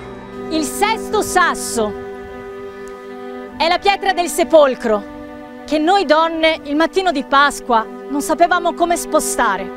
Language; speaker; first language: Italian; native; Italian